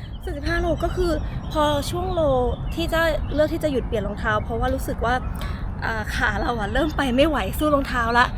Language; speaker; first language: Thai; early bilingual, other home language; Italian